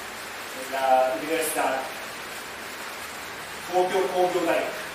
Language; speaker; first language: Spanish; non-native, learner; Japanese